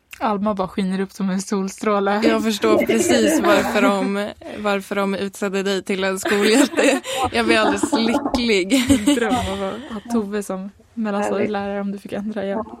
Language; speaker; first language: Swedish; native; Swedish